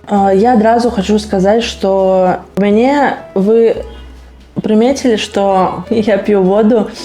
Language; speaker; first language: Belarusian; non-native, local second language; Russian